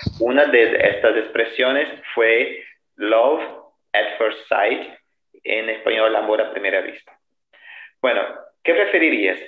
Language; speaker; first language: Spanish; non-native, fluent; Portuguese